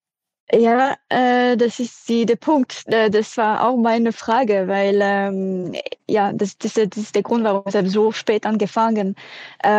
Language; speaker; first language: German; non-native, fluent; French